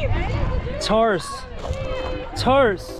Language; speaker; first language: English; non-native, learner; Korean